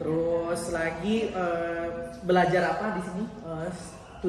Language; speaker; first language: Indonesian; native; Indonesian